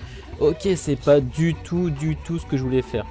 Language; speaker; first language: French; native; French